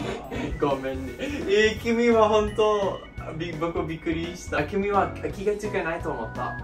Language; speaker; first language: Japanese; non-native, learner; English